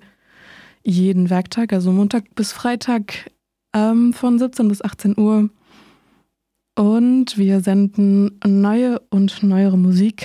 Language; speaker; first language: German; native; German